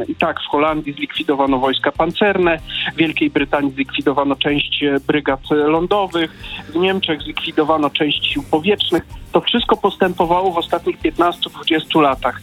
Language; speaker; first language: Polish; native; Polish